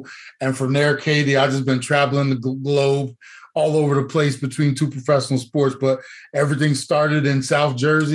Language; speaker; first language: English; native; English